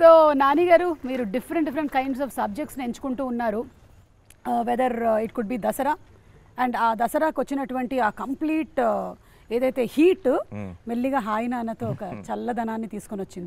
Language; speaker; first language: Telugu; native; Telugu